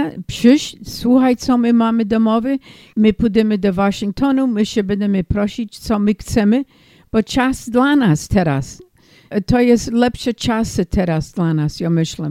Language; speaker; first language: Polish; early bilingual, heritage; English